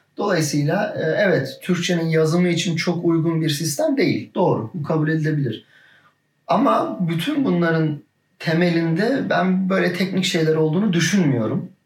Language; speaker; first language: Turkish; native; Turkish